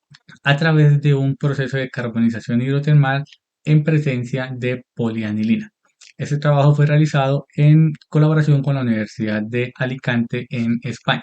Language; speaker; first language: Spanish; native; Spanish